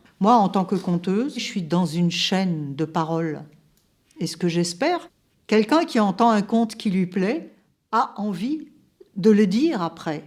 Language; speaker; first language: French; native; French